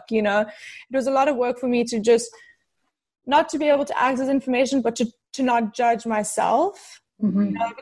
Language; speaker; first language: English; native; English